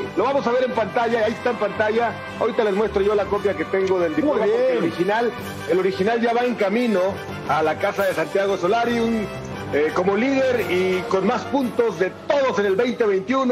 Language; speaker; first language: Spanish; native; Spanish